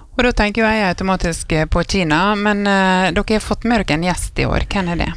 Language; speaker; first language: Norwegian; native; Norwegian